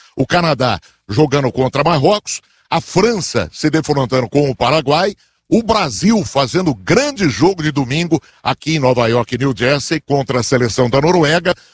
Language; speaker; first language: Portuguese; native; Portuguese